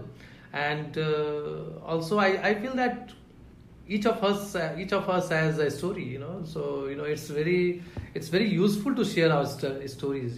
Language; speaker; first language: English; non-native, local second language; Hindi